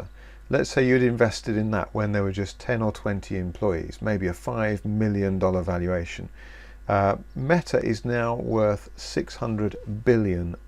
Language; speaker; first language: English; native; English